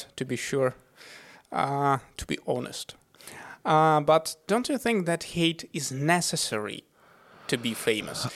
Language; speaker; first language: English; non-native, fluent; Russian